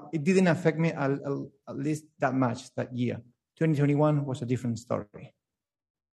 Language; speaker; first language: English; non-native, fluent; Spanish